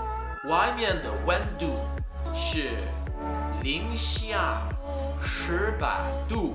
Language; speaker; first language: Chinese; non-native, learner; French